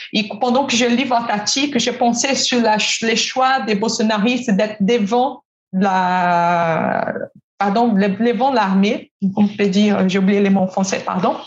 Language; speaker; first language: French; non-native, fluent; Portuguese